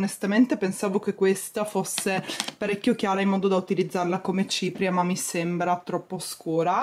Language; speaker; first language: Italian; native; Italian